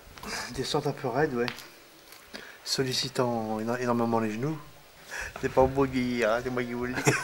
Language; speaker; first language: French; native; French